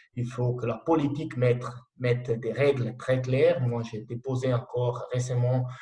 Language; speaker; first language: French; non-native, local second language; Italian